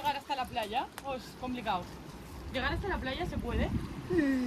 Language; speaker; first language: Spanish; native; Spanish